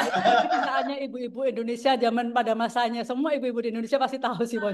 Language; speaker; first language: Indonesian; native; Indonesian